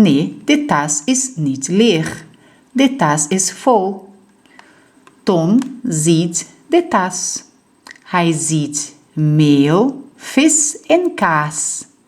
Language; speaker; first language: Dutch; non-native, fluent; Portuguese